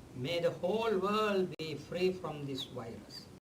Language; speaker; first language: English; non-native, local second language; Sinhala